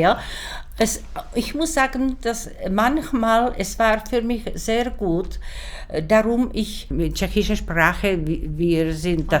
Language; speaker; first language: German; non-native, learner; Czech